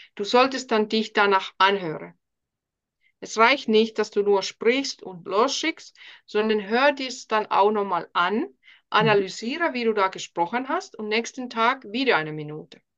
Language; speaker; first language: German; non-native, fluent; Finnish